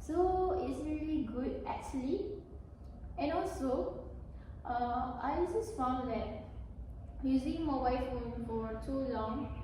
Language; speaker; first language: English; non-native, learner; Malay